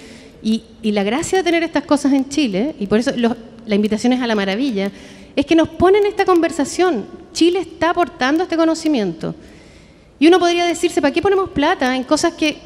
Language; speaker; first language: Spanish; native; Spanish